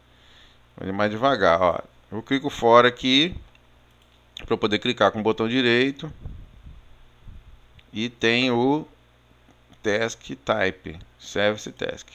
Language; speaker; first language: Portuguese; native; Portuguese